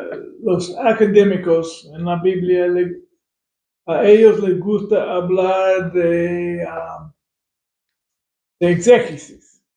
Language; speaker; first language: Spanish; non-native, fluent; English